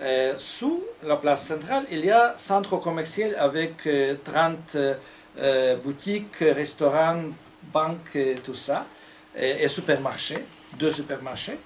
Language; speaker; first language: French; non-native, fluent; Russian